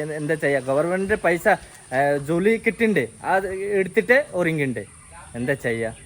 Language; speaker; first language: Malayalam; non-native, learner; Bangla